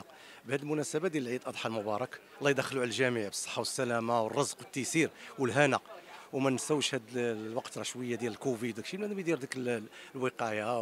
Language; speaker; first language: Arabic; native; Arabic